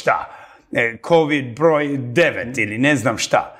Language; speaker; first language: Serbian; early bilingual, heritage; English